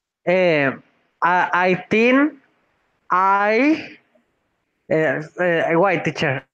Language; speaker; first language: English; non-native, learner; Spanish